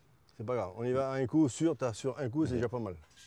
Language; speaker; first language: French; native; French